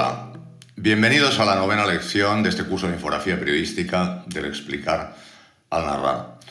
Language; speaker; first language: Spanish; native; Spanish